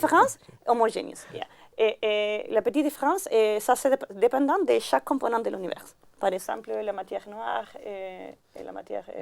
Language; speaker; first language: French; non-native, learner; Spanish